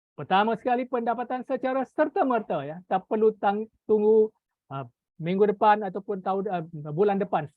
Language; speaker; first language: Malay; native; Malay